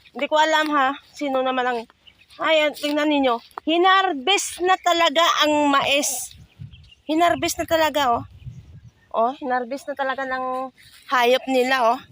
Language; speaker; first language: Filipino; non-native, local second language; Hiligaynon